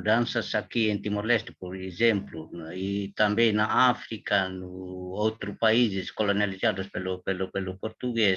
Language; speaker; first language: Portuguese; non-native, learner; Tetum